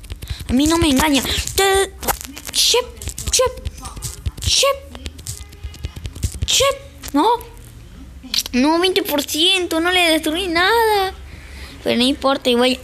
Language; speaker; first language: Spanish; native; Spanish